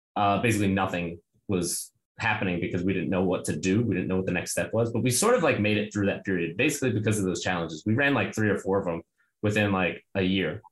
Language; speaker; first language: English; native; English